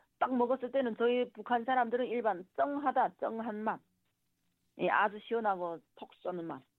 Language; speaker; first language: Korean; native; Korean